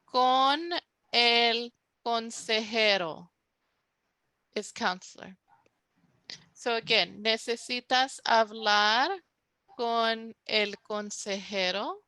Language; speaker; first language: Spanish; non-native, fluent; English